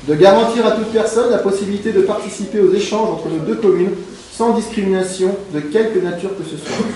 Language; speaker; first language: French; native; French